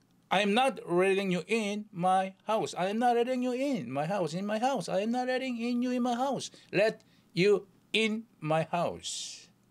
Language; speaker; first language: English; non-native, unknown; Korean